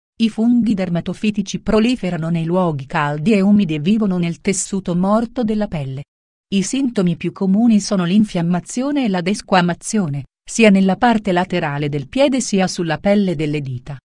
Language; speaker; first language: Italian; native; Italian